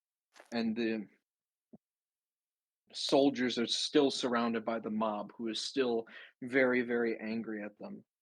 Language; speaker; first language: English; native; English